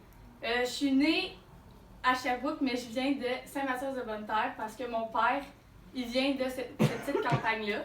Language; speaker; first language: French; native; French